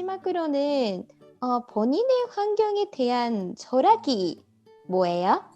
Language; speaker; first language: Korean; non-native, fluent; English